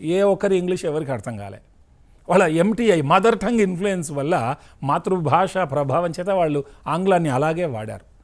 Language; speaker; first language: Telugu; native; Telugu